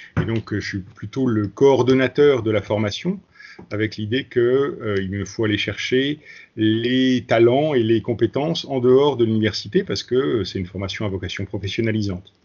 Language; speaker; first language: French; native; French